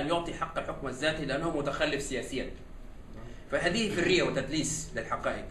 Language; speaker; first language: Arabic; non-native, local second language; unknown